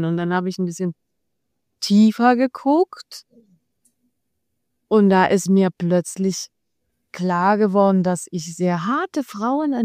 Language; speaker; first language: German; non-native, fluent; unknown